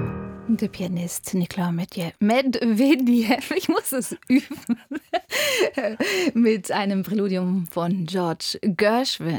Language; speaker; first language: German; native; German